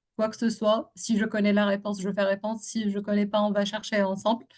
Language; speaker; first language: French; non-native, local second language; Arabic